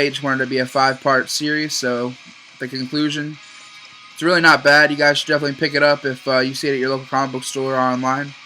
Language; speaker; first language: English; native; English